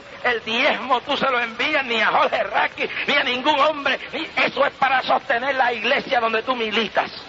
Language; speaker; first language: Spanish; native; Spanish